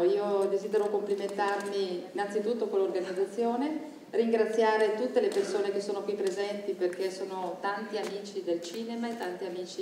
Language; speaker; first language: Italian; native; Italian